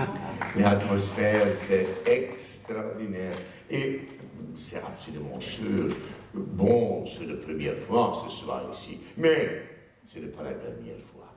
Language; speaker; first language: French; non-native, fluent; German